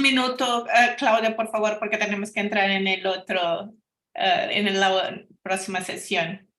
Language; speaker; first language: Spanish; non-native, fluent; Portuguese